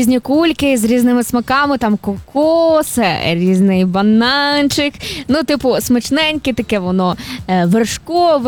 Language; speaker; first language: Ukrainian; native; Ukrainian